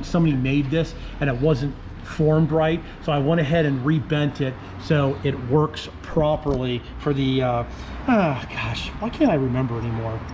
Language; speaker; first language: English; native; English